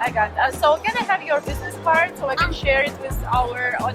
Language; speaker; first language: English; non-native, learner; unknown